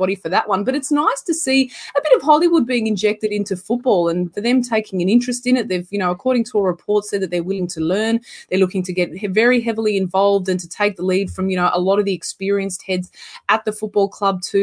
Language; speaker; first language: English; native; English